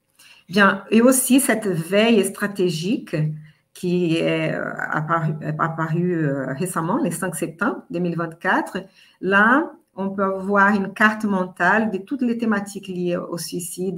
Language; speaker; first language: French; non-native, fluent; Portuguese